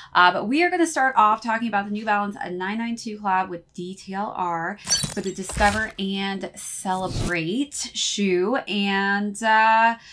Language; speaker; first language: English; native; English